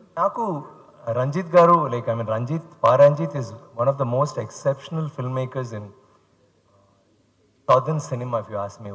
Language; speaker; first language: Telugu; non-native, fluent; Tamil